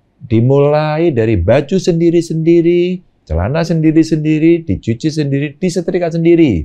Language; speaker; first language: Indonesian; non-native, local second language; Javanese